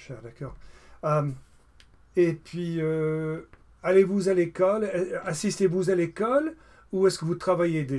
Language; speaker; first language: French; non-native, fluent; English